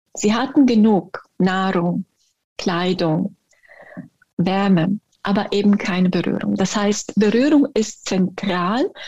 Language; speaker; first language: German; non-native, fluent; Italian